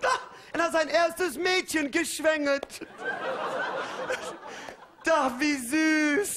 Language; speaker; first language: German; non-native, fluent; English